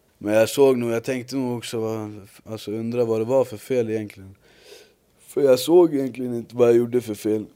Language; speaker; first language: Swedish; native; Swedish